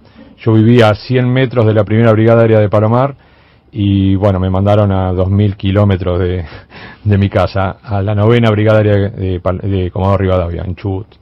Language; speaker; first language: Spanish; native; Spanish